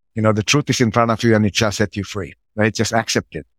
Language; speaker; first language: English; non-native, local second language; Sinhala